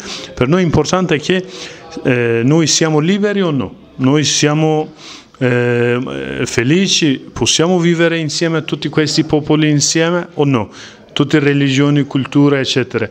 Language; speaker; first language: Italian; non-native, learner; Kurdish